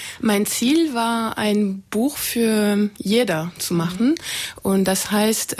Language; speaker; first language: German; non-native, fluent; French